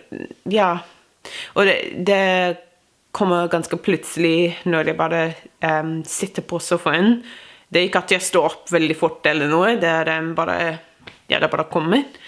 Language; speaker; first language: Norwegian; non-native, fluent; English